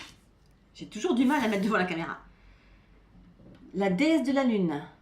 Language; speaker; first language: French; native; French